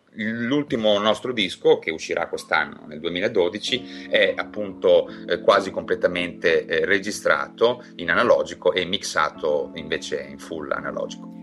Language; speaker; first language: Italian; native; Italian